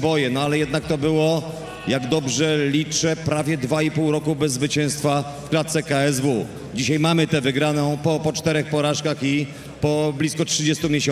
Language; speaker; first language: Polish; native; Polish